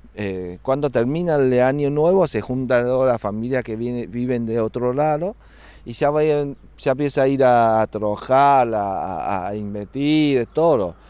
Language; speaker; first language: Spanish; non-native, fluent; Chinese